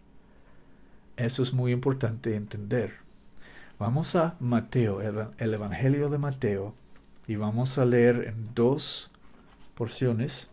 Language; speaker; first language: Spanish; non-native, learner; English